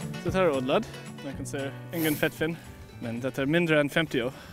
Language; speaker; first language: Swedish; non-native, learner; English